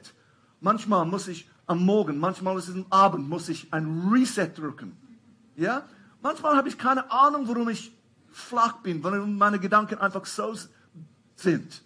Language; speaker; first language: German; non-native, fluent; English